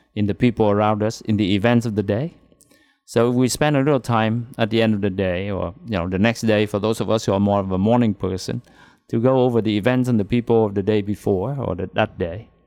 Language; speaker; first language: English; non-native, fluent; Vietnamese